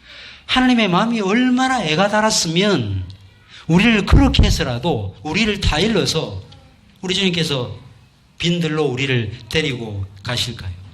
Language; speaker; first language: Korean; native; Korean